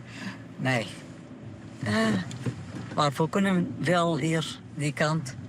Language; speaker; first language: Dutch; non-native, learner; Arabic